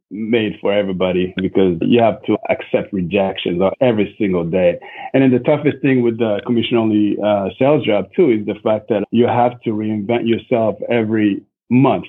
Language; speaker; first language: English; non-native, local second language; Kinyarwanda